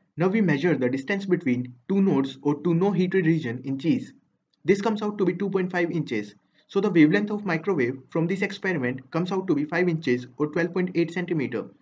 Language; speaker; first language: English; non-native, local second language; Hindi